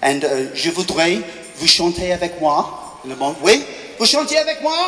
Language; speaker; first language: French; non-native, learner; English